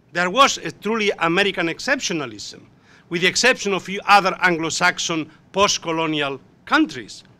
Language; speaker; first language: English; non-native, fluent; Spanish